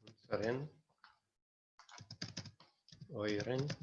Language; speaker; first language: German; non-native, fluent; English